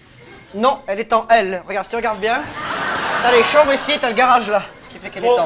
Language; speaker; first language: French; native; French